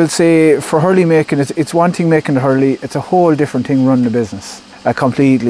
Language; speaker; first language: English; native; English